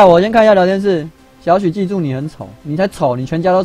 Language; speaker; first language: Chinese; native; Chinese